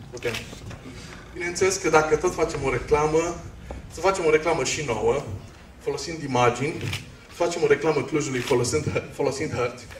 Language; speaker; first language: Romanian; non-native, local second language; Hungarian